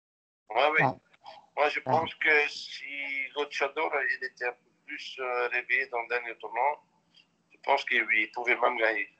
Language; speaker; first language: French; non-native, local second language; Dutch